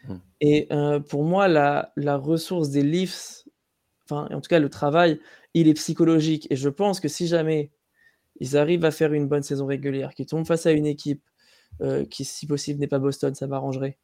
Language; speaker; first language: French; native; French